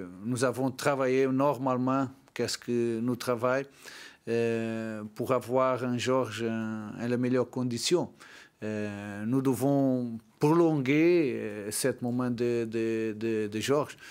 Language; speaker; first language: French; non-native, learner; Portuguese